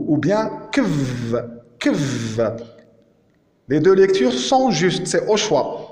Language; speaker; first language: French; non-native, local second language; Arabic